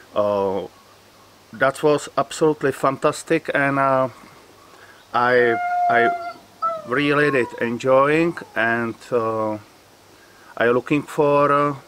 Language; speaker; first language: English; non-native, learner; Czech